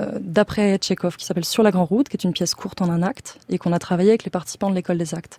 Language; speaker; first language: French; native; French